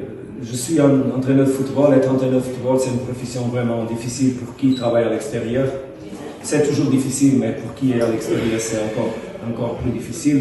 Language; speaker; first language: French; non-native, fluent; Portuguese